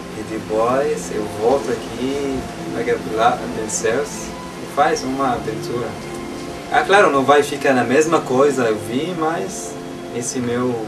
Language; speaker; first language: Portuguese; non-native, learner; Arabic